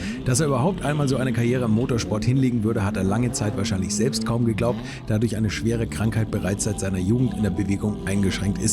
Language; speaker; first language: German; native; German